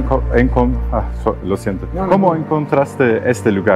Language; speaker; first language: Spanish; non-native, learner; Turkish